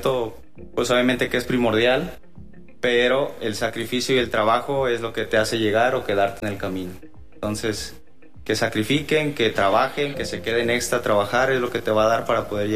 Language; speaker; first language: Spanish; native; Spanish